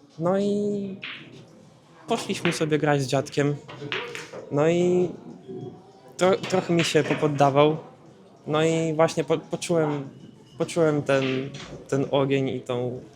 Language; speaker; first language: Polish; non-native, fluent; Ukrainian